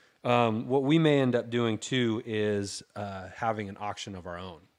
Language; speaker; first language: English; native; English